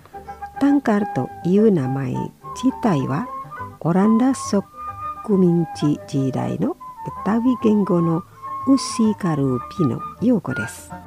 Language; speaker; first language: Japanese; non-native, fluent; Indonesian